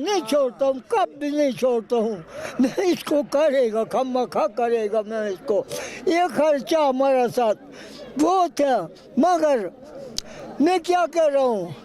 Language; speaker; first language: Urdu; non-native, local second language; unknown